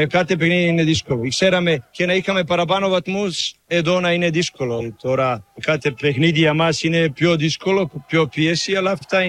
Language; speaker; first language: Greek; non-native, learner; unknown